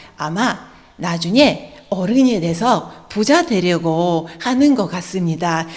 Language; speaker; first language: Korean; non-native, fluent; Russian